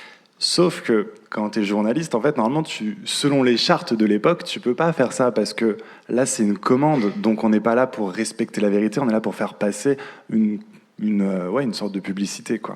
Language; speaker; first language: French; native; French